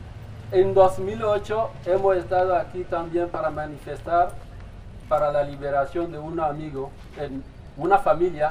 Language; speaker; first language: Spanish; non-native, fluent; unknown